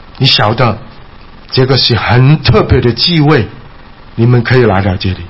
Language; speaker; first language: Chinese; non-native, local second language; Cantonese